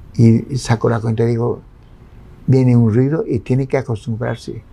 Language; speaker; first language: Spanish; native; Spanish